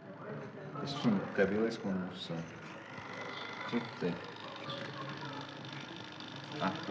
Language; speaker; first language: Spanish; non-native, fluent; English